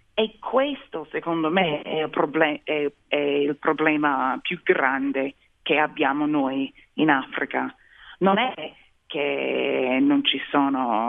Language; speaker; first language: Italian; non-native, fluent; English